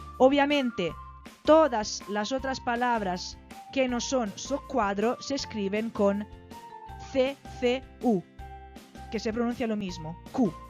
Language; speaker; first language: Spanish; non-native, fluent; Italian